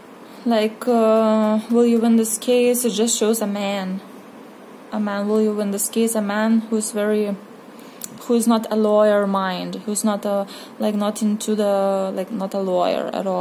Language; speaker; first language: English; non-native, fluent; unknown